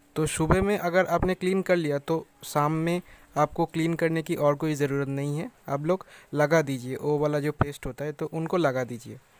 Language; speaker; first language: Hindi; native; Hindi